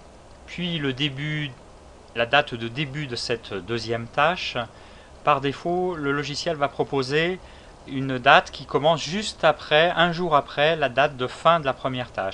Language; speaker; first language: French; native; French